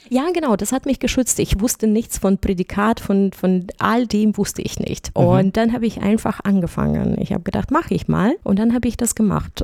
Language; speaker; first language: German; non-native, fluent; Russian